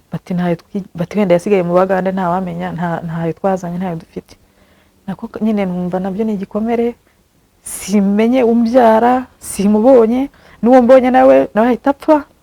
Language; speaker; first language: Kinyarwanda; early bilingual, heritage; Kinyarwanda